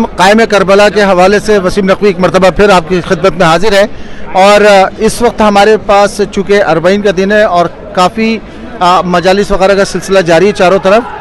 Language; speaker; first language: Urdu; native; Urdu